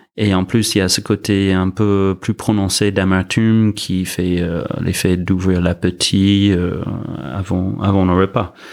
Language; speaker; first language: French; non-native, fluent; English